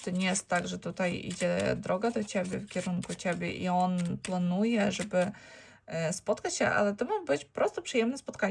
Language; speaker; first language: Polish; non-native, learner; Ukrainian